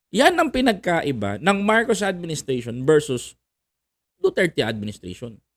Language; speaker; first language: Filipino; native; Filipino